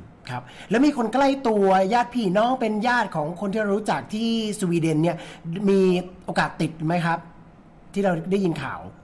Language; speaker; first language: Thai; native; Thai